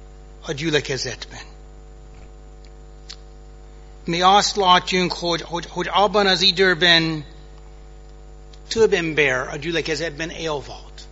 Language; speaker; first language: Hungarian; non-native, fluent; English